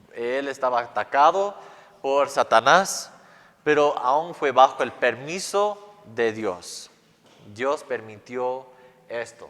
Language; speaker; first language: Spanish; non-native, fluent; English